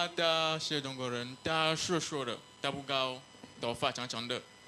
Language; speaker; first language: Chinese; non-native, learner; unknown